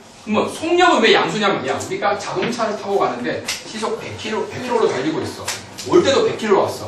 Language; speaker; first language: Korean; native; Korean